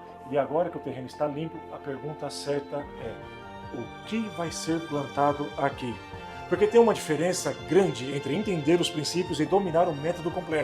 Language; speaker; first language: Portuguese; native; Portuguese